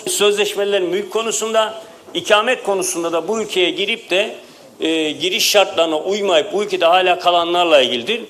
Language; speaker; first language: Turkish; native; Turkish